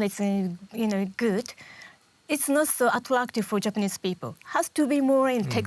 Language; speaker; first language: English; non-native, learner; Japanese